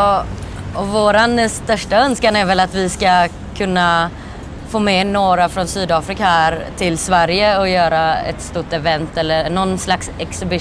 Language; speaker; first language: Swedish; native; Swedish